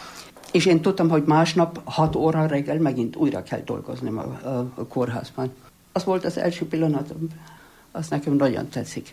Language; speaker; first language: Hungarian; non-native, fluent; German